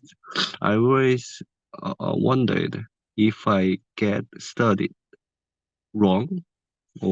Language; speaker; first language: English; non-native, learner; Korean